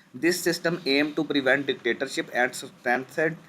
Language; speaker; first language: English; non-native, local second language; Urdu